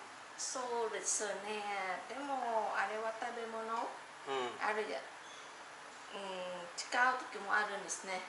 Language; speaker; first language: Japanese; non-native, learner; Vietnamese